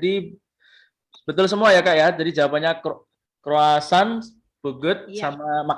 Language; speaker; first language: Indonesian; native; Indonesian